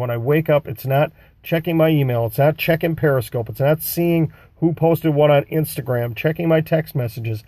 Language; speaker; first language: English; native; English